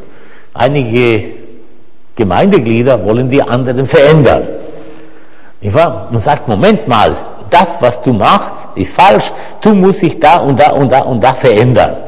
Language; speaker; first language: German; non-native, fluent; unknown